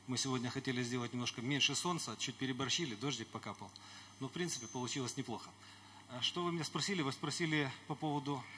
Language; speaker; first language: Russian; native; Russian